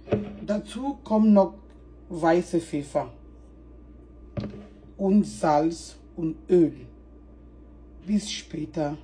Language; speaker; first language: German; non-native, fluent; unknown